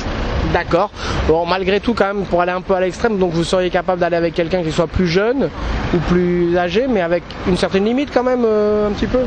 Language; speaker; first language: French; native; French